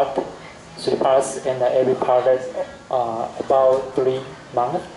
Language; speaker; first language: English; non-native, learner; Chinese